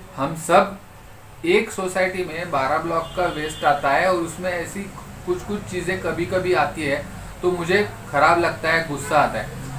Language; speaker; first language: Hindi; non-native, local second language; Marathi